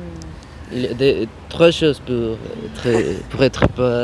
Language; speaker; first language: French; non-native, fluent; Spanish